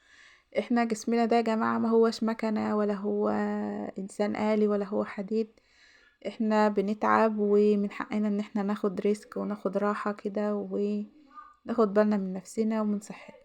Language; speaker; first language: Arabic; native; Arabic